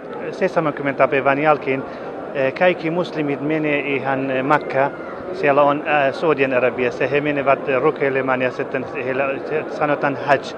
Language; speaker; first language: Finnish; non-native, learner; Kurdish